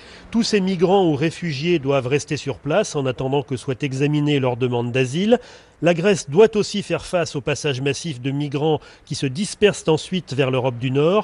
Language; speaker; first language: French; native; French